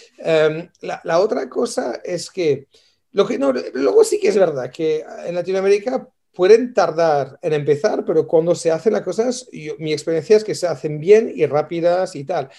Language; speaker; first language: Spanish; non-native, fluent; French